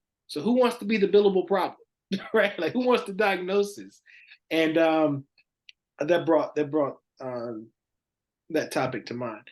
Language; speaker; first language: English; native; English